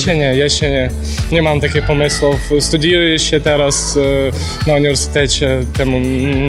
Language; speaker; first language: Polish; non-native, learner; Ukrainian